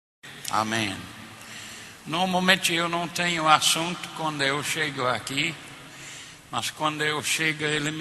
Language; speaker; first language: Portuguese; non-native, fluent; English